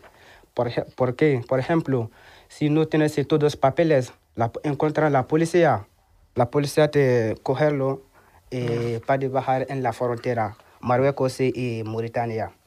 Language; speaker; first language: Spanish; non-native, learner; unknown